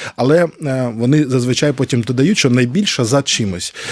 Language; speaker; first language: Ukrainian; native; Ukrainian